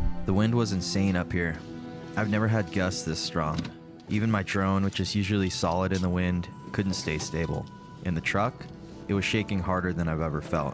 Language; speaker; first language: English; native; English